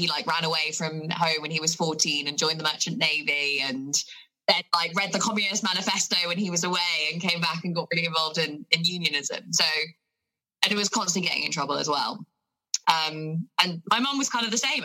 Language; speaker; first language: English; native; English